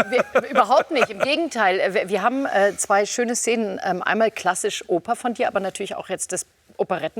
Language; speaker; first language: German; native; German